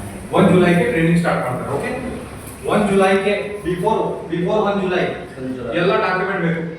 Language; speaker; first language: Kannada; non-native, local second language; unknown